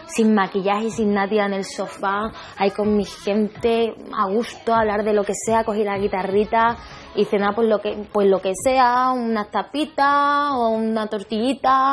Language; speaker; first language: Spanish; native; Spanish